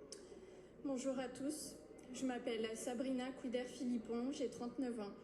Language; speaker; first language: French; native; French